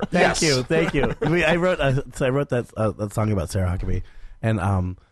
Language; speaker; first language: English; native; English